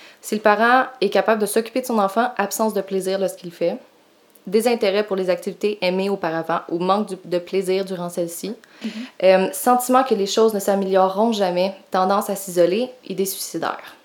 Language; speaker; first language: French; native; French